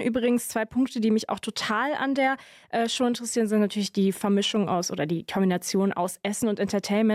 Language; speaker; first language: German; native; German